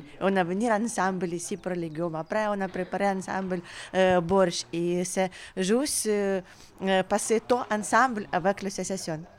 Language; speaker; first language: French; non-native, learner; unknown